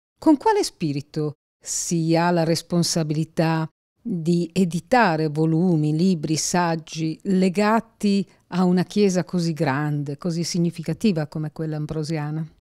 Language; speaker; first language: Italian; native; Italian